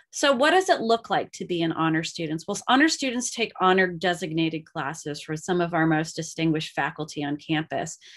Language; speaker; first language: English; native; English